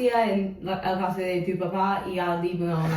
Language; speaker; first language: Spanish; non-native, fluent; English